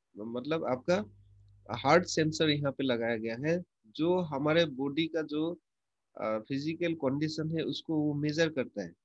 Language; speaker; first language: Hindi; non-native, local second language; Assamese